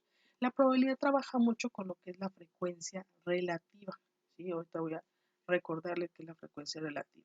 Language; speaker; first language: Spanish; native; Spanish